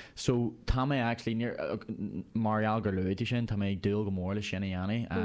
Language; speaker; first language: Irish; native; Irish